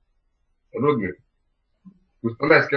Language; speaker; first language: Russian; native; Russian